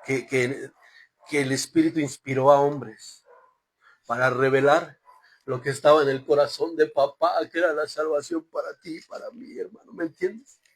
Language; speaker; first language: Spanish; native; Spanish